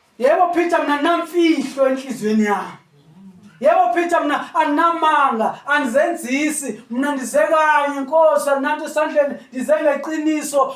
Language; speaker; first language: Zulu; non-native, local second language; Xhosa